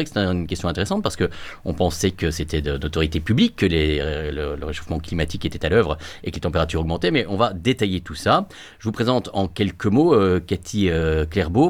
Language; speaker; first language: French; native; French